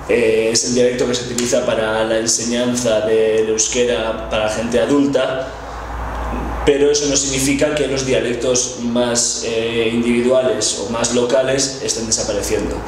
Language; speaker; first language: Spanish; non-native, local second language; Basque